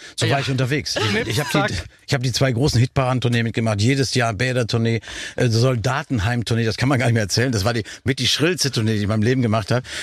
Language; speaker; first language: German; native; German